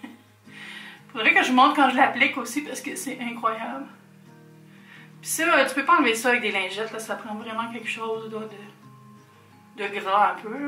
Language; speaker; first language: French; native; French